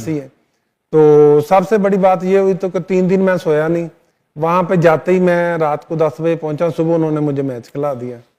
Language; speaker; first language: Urdu; non-native, local second language; Punjabi